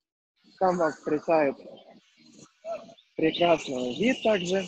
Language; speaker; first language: Russian; non-native, learner; Turkish